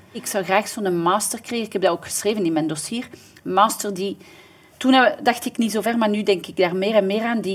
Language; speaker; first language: Dutch; native; Dutch